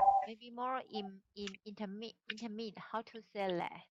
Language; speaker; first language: English; non-native, learner; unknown